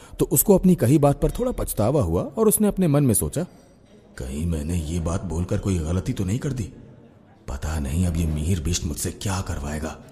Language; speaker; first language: Hindi; native; Hindi